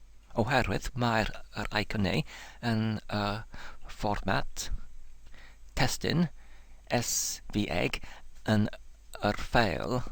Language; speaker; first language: Welsh; non-native, learner; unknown